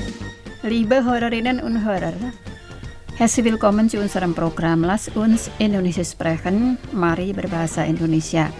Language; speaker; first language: German; non-native, fluent; Indonesian